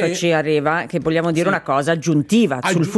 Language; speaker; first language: Italian; native; Italian